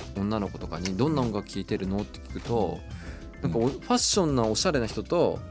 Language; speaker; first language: Japanese; native; Japanese